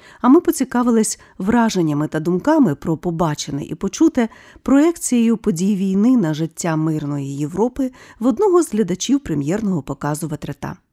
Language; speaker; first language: Ukrainian; native; Ukrainian